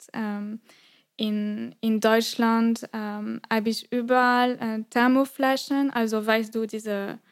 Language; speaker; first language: German; non-native, fluent; French